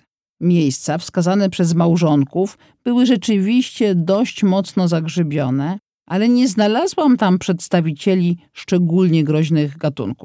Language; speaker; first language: Polish; native; Polish